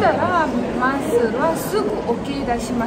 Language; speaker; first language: Japanese; non-native, fluent; Romanian